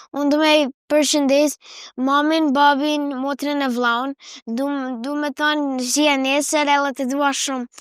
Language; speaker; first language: Albanian; early bilingual, heritage; Albanian